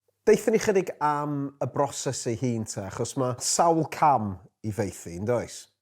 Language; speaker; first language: Welsh; native; Welsh